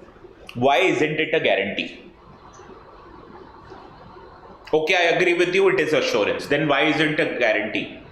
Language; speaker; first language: English; non-native, local second language; Hindi